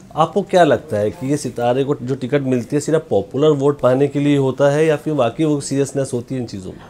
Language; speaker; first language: Hindi; native; Hindi